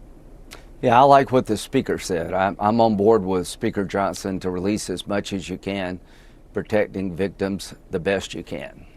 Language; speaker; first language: English; native; English